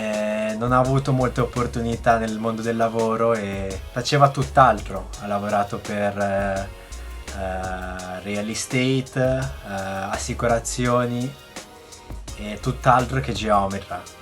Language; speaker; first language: Italian; early bilingual, other home language; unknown